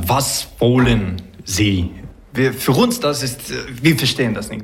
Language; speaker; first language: German; non-native, learner; Ukrainian